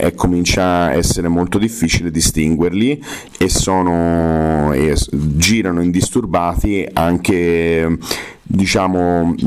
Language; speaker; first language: Italian; native; Italian